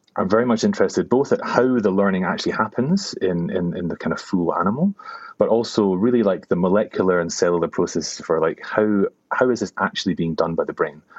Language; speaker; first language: English; native; English